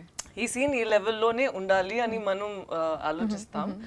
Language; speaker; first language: Telugu; non-native, learner; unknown